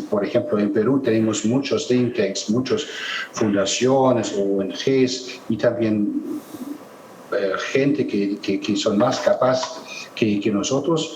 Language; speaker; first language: Spanish; non-native, fluent; German